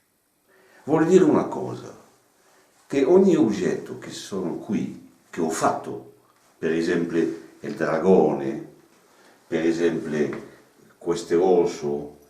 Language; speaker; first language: Italian; non-native, learner; French